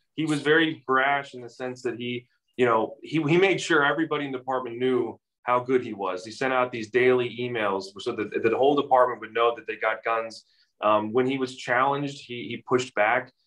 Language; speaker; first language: English; native; English